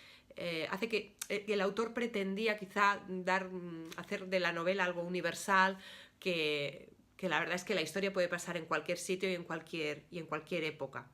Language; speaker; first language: Spanish; native; Spanish